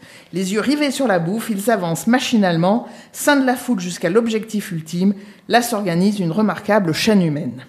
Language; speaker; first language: French; native; French